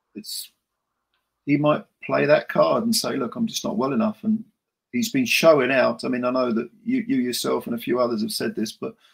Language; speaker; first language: English; native; English